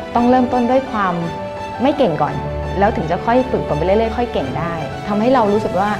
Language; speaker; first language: Thai; native; Thai